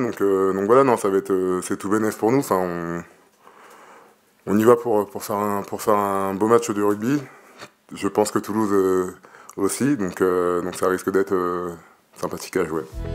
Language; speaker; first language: French; native; French